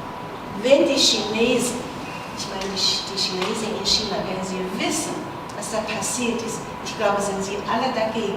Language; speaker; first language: German; non-native, fluent; Chinese